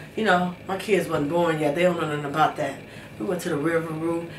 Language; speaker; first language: English; native; English